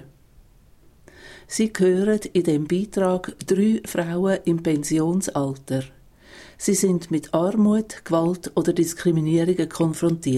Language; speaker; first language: German; native; German